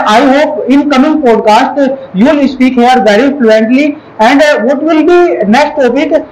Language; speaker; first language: English; non-native, local second language; Hindi